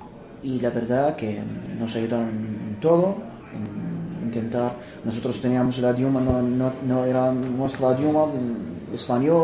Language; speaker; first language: Spanish; non-native, fluent; Arabic